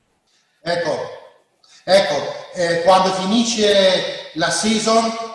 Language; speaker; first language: Italian; non-native, learner; Spanish